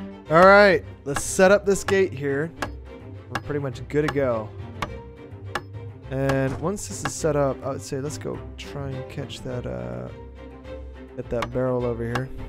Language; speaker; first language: English; non-native, fluent; Dutch